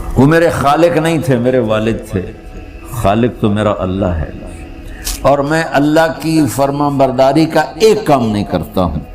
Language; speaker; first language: Urdu; non-native, local second language; Punjabi